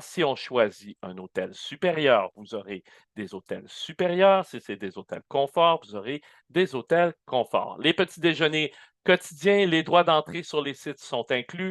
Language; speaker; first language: French; native; French